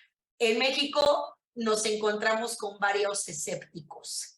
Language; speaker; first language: Spanish; native; Spanish